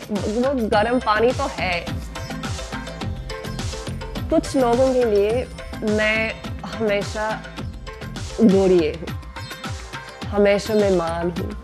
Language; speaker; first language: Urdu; non-native, learner; English